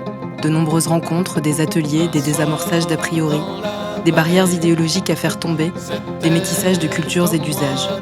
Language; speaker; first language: French; native; French